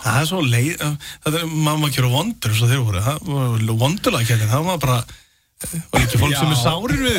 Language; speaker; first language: Icelandic; native; Icelandic